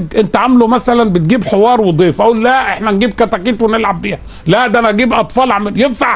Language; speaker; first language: Arabic; native; Arabic